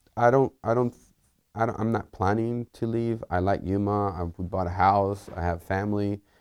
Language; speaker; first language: English; early bilingual, other home language; Spanish